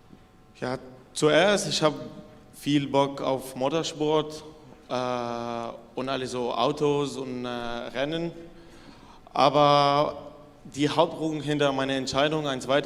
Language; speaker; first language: German; non-native, fluent; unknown